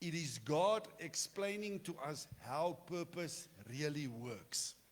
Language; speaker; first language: English; non-native, local second language; Afrikaans